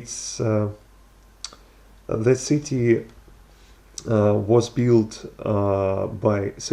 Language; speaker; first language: English; non-native, learner; Russian